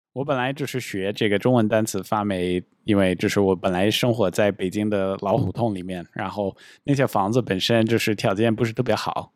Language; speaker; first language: Chinese; non-native, fluent; English